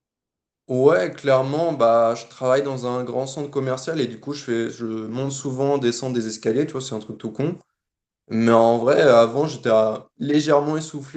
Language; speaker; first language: French; native; French